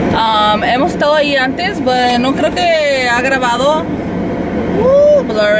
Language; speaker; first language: Spanish; early bilingual, heritage; Spanish